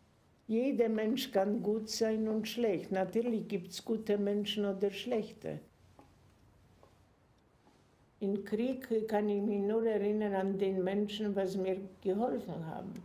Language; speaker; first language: German; non-native, fluent; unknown